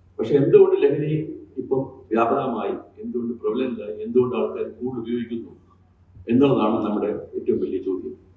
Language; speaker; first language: Malayalam; non-native, local second language; Tamil